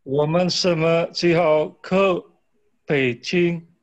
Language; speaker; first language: Chinese; non-native, learner; Indonesian